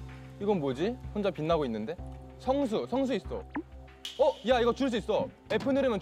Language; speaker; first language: Korean; native; Korean